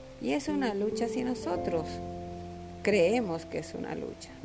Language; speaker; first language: Spanish; native; Spanish